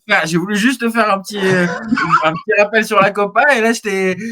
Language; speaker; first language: French; native; French